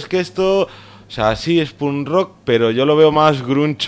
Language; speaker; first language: Spanish; native; Spanish